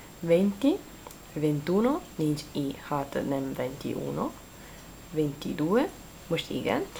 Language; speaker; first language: Hungarian; non-native, learner; Italian